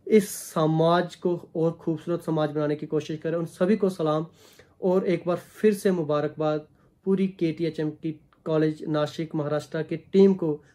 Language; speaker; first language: Hindi; non-native, local second language; Punjabi